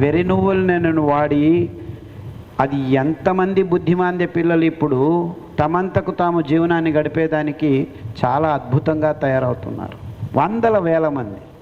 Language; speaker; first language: Telugu; native; Telugu